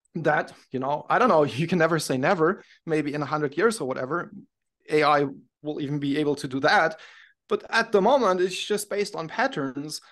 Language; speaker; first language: English; non-native, fluent; German